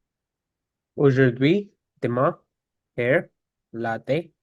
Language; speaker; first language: French; non-native, learner; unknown